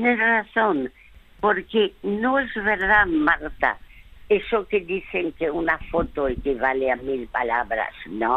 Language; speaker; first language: Spanish; early bilingual, other home language; French